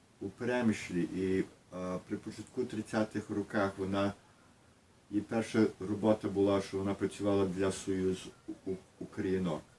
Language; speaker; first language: Ukrainian; early bilingual, heritage; Ukrainian